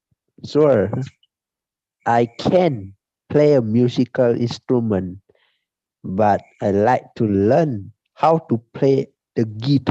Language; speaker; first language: English; non-native, learner; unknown